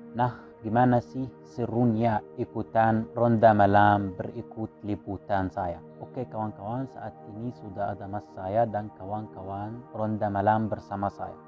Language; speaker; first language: Indonesian; non-native, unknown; Arabic